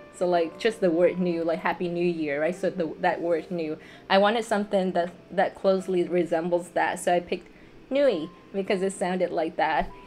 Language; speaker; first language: English; non-native, fluent; Vietnamese